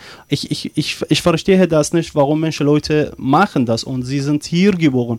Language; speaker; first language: German; non-native, learner; Arabic